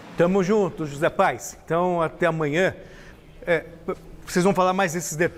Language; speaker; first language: Portuguese; native; Portuguese